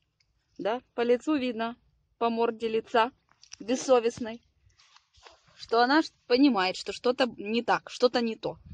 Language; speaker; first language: Russian; native; Russian